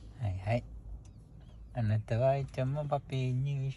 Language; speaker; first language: Japanese; native; Japanese